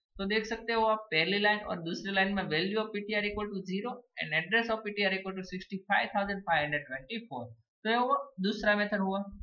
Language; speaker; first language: Hindi; non-native, local second language; Gujarati